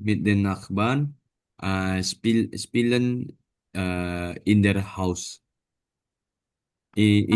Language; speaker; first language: German; non-native, learner; Indonesian